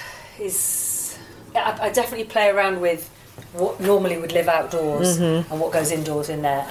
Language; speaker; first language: English; native; English